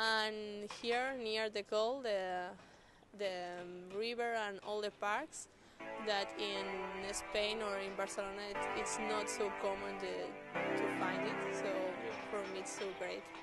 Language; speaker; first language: English; non-native, learner; Spanish